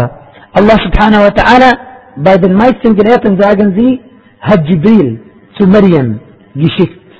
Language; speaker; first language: German; non-native, fluent; Arabic